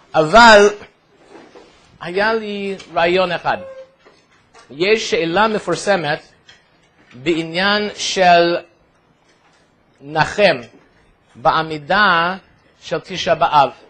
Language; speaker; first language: Hebrew; non-native, fluent; English